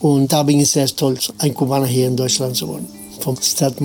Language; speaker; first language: German; non-native, fluent; Spanish